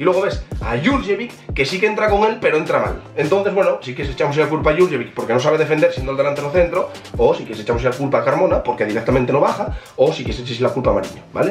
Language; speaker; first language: Spanish; native; Spanish